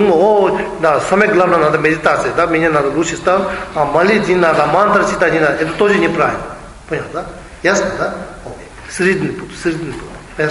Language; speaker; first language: Russian; non-native, learner; Tibetan